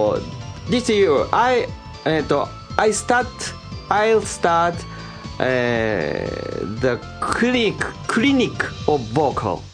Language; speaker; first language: English; non-native, learner; Japanese